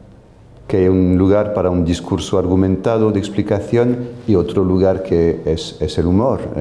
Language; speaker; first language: Spanish; non-native, fluent; French